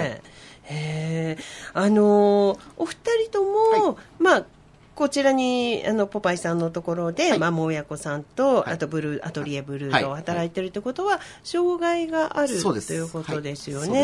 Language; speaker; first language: Japanese; native; Japanese